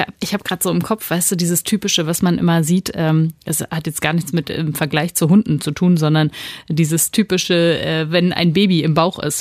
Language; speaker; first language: German; native; German